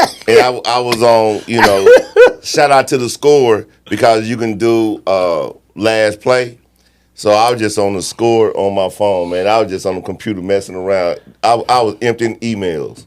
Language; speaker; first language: English; native; English